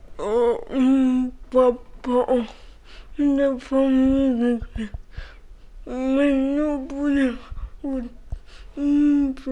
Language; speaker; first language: Swedish; non-native, learner; Somali